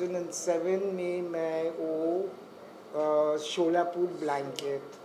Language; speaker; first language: Hindi; non-native, learner; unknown